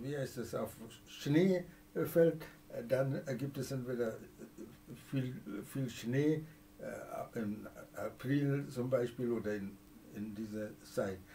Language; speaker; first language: German; non-native, fluent; Persian